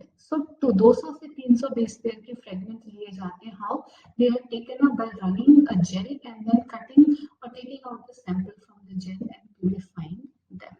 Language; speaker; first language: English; non-native, local second language; Hindi